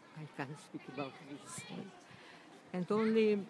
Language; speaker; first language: English; non-native, fluent; Russian